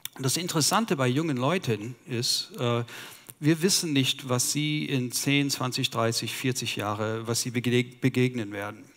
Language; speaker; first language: German; non-native, fluent; English